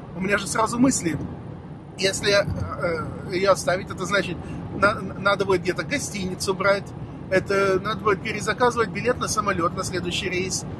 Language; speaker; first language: Russian; native; Russian